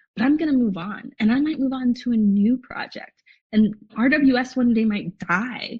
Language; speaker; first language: English; native; English